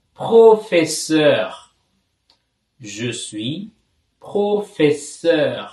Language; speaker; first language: French; non-native, fluent; Tamil